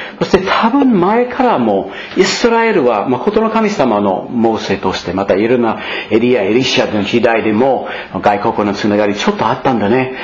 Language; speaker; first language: Japanese; non-native, fluent; English